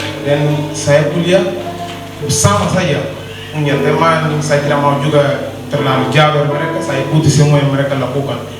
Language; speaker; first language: Indonesian; non-native, learner; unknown